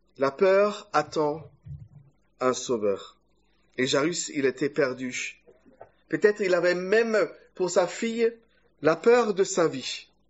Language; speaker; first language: French; non-native, fluent; German